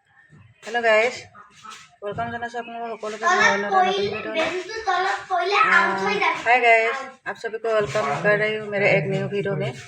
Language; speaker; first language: Hindi; non-native, local second language; Assamese